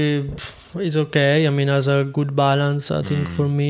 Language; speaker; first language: English; non-native, fluent; Italian